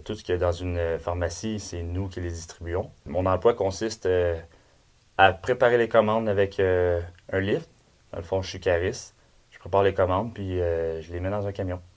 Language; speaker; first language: French; native; French